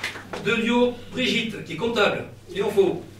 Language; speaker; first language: French; native; French